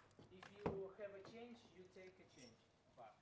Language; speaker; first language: English; non-native, learner; Russian